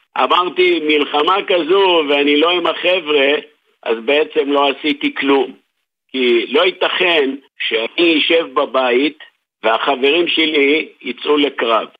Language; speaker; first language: Hebrew; native; Hebrew